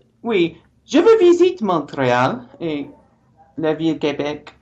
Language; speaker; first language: French; non-native, learner; English